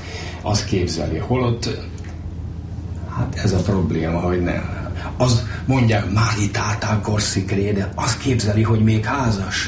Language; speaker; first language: Hungarian; native; Hungarian